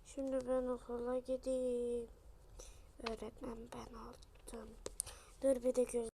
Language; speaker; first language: Turkish; native; Turkish